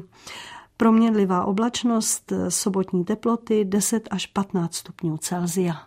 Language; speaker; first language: Czech; native; Czech